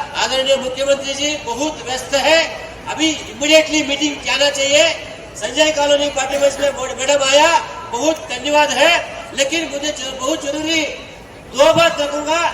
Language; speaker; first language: Hindi; non-native, local second language; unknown